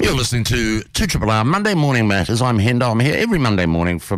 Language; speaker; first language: English; native; English